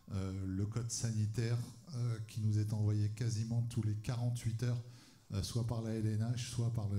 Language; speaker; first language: French; native; French